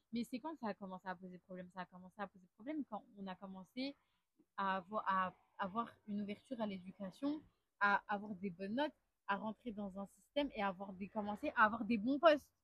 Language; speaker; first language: French; native; French